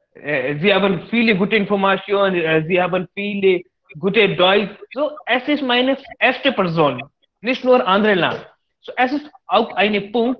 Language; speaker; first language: German; non-native, learner; Hindi